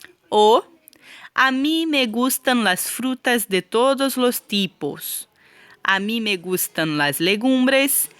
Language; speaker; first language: Spanish; non-native, fluent; Portuguese